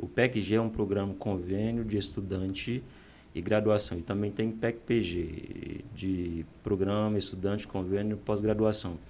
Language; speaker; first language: Portuguese; non-native, fluent; Haitian Creole